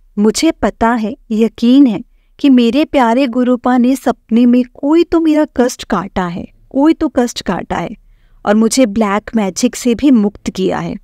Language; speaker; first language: Hindi; non-native, local second language; Marathi